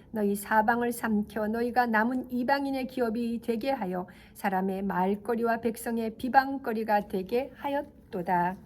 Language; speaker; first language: Korean; native; Korean